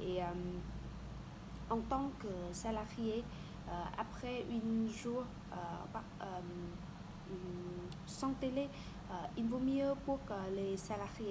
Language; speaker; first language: French; non-native, learner; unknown